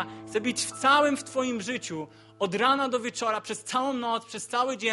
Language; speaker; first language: Polish; native; Polish